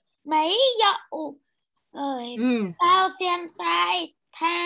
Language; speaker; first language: Chinese; non-native, learner; Vietnamese